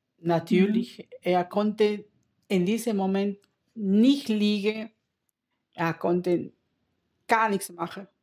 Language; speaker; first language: German; non-native, learner; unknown